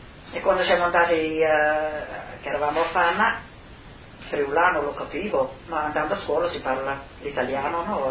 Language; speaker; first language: Italian; early bilingual, other home language; English